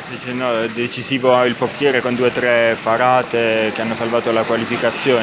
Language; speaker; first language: Italian; native; Italian